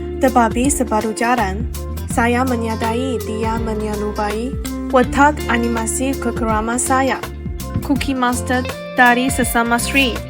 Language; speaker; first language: Malay; non-native, learner; Chinese